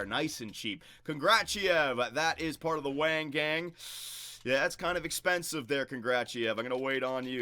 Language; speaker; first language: English; native; English